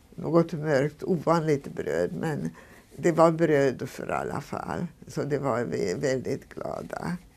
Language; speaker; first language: Swedish; non-native, fluent; Hungarian